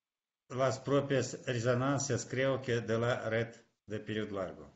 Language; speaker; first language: Spanish; non-native, fluent; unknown